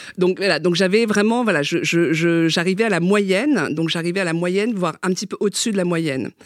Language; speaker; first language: French; early bilingual, other home language; Vietnamese